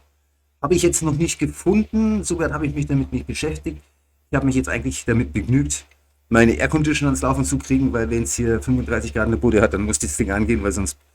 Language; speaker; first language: German; native; German